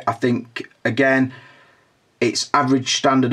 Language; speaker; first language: English; native; English